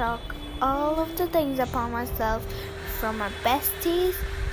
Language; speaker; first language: English; non-native, local second language; Gujarati